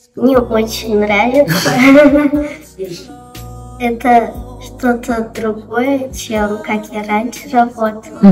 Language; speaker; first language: Russian; early bilingual, heritage; Russian